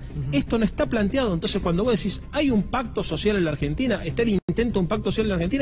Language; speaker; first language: Spanish; native; Spanish